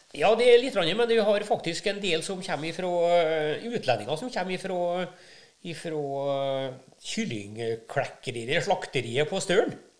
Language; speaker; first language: Norwegian; native; Norwegian